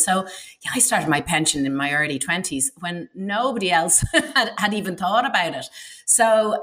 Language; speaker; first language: English; native; English